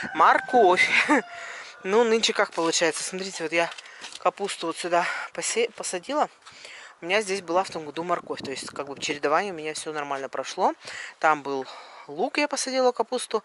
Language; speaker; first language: Russian; native; Russian